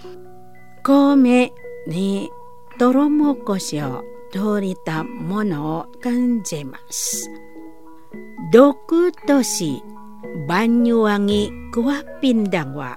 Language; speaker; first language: Japanese; non-native, learner; Indonesian